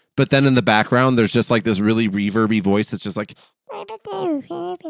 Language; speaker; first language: English; early bilingual, other home language; Polish